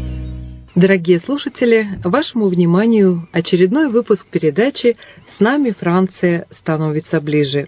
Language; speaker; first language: Russian; native; Russian